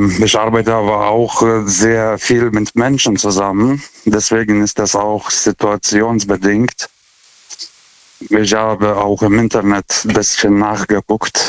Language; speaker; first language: German; non-native, fluent; Lithuanian